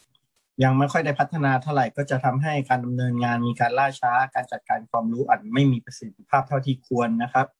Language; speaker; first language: Thai; native; Thai